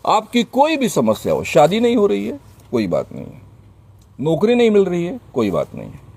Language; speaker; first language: Hindi; non-native, local second language; Marathi